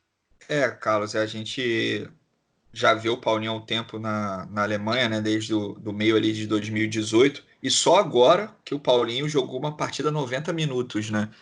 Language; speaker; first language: Portuguese; native; Portuguese